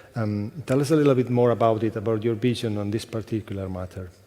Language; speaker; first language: English; non-native, fluent; Catalan